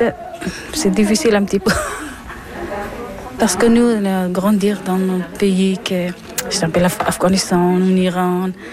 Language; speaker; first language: French; non-native, learner; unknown